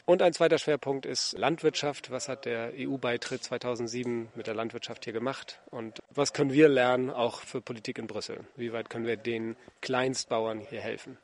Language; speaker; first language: German; native; German